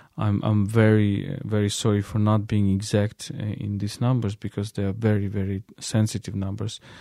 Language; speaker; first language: English; non-native, fluent; Ukrainian